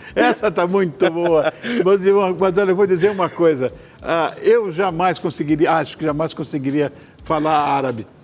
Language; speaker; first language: Portuguese; native; Portuguese